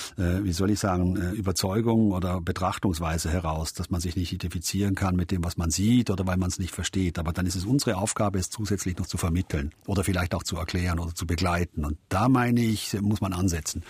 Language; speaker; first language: German; native; German